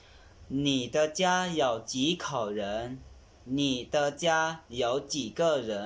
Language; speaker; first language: Chinese; non-native, learner; Lao